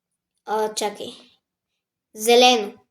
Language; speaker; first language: Bulgarian; native; Bulgarian